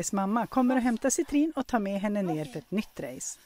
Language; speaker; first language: Swedish; native; Swedish